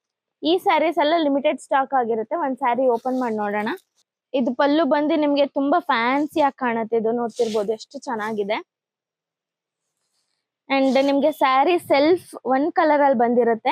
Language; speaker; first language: Kannada; native; Kannada